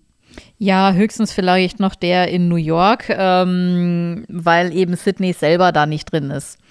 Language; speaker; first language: German; native; German